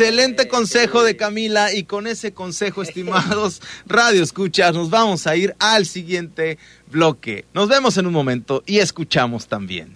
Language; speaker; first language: Spanish; native; Spanish